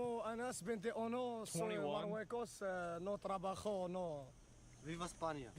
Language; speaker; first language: Spanish; non-native, learner; Arabic